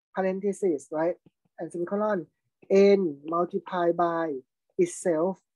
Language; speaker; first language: English; non-native, fluent; Thai